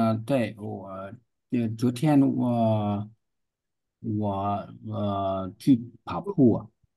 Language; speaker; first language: Chinese; non-native, learner; Vietnamese